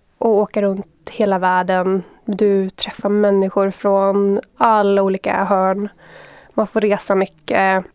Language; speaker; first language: Swedish; native; Swedish